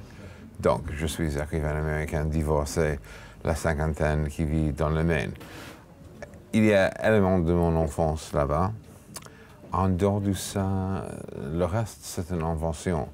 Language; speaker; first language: French; non-native, fluent; English